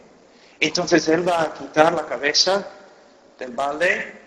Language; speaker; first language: Spanish; non-native, fluent; English